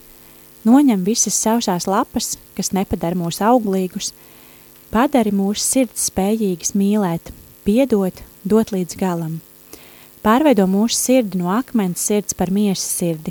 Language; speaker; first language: Latvian; native; Latvian